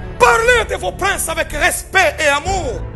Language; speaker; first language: French; non-native, local second language; Haitian Creole